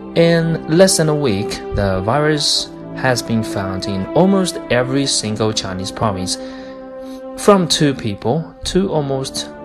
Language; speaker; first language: English; non-native, fluent; Chinese